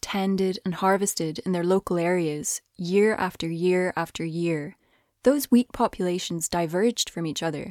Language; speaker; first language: English; native; English